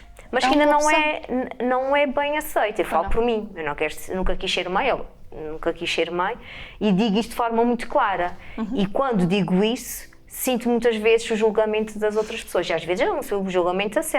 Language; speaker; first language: Portuguese; native; Portuguese